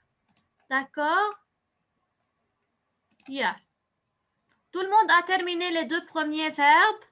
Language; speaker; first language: French; non-native, local second language; Arabic